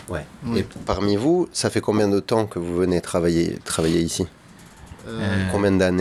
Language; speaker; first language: French; native; French